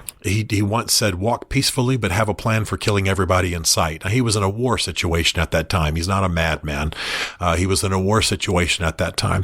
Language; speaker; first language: English; native; English